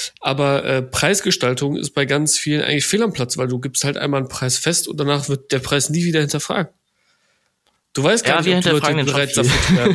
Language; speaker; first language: German; native; German